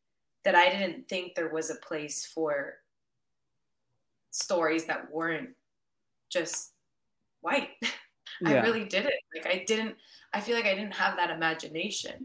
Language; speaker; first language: English; early bilingual, other home language; Spanish